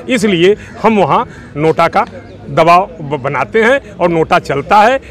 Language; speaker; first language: Hindi; native; Hindi